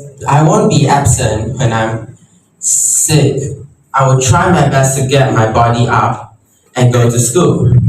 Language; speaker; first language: English; non-native, local second language; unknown